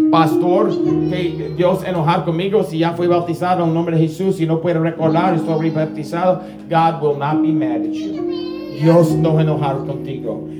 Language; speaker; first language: Spanish; non-native, learner; English